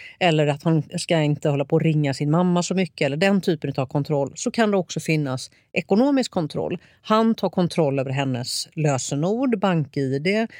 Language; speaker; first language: Swedish; native; Swedish